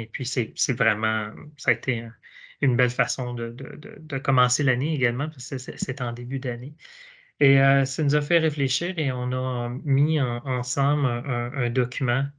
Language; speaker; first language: French; native; French